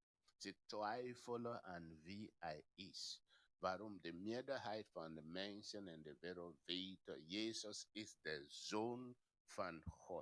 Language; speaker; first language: Dutch; non-native, fluent; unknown